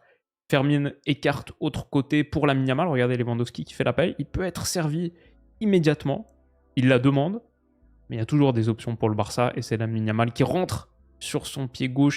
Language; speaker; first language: French; native; French